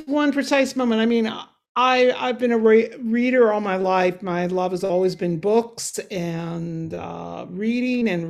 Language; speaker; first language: English; native; English